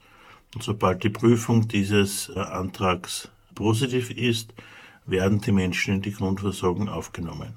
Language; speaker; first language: German; native; German